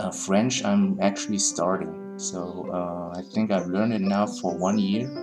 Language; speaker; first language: English; non-native, fluent; German